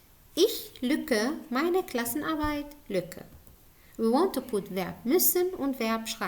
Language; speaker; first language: German; non-native, learner; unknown